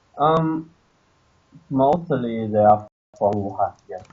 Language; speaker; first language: English; non-native, learner; Chinese